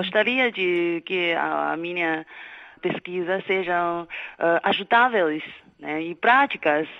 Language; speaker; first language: Portuguese; non-native, fluent; Chinese